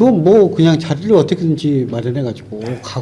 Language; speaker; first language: Korean; native; Korean